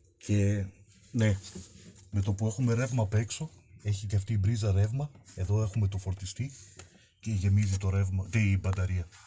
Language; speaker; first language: Greek; early bilingual, heritage; Greek